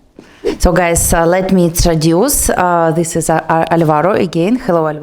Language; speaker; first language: English; non-native, learner; Russian